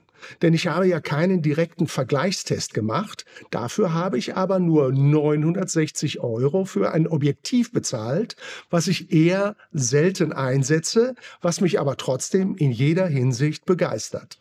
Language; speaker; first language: German; native; German